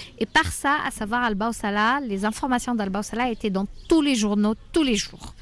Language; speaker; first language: French; non-native, local second language; Arabic